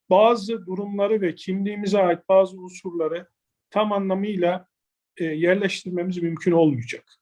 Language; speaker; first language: Turkish; native; Turkish